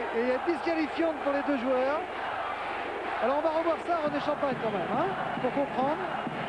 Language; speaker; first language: French; native; French